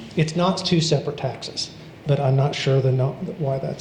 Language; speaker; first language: English; native; English